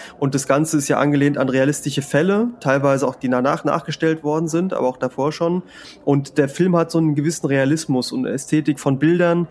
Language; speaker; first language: German; early bilingual, other home language; Spanish